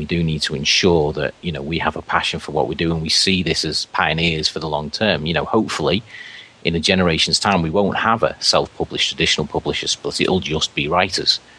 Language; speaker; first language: English; native; English